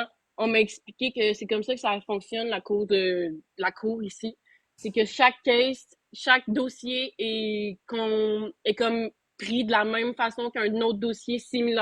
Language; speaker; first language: French; native; French